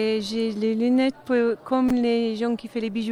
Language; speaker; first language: French; non-native, fluent; English